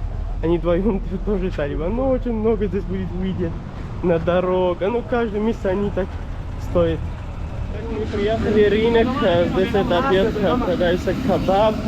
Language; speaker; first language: Russian; non-native, learner; Pashto